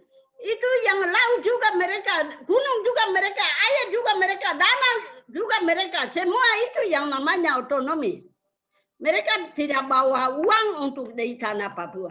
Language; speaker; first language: Indonesian; non-native, local second language; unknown